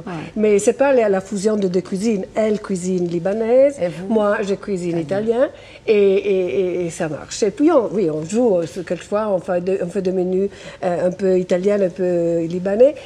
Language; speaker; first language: French; non-native, fluent; Italian